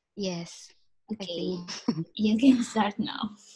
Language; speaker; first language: English; non-native, fluent; Indonesian